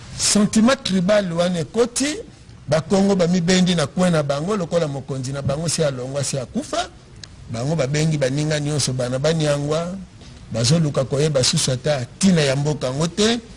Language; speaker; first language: Lingala; non-native, local second language; Kongo